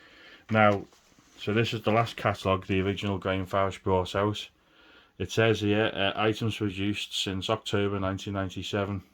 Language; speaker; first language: English; native; English